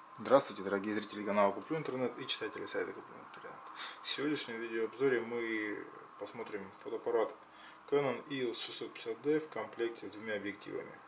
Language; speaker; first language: Russian; native; Russian